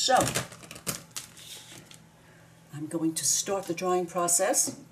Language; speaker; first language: English; native; English